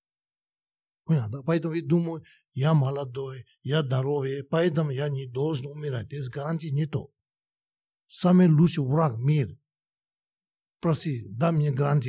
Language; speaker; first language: Russian; non-native, learner; Tibetan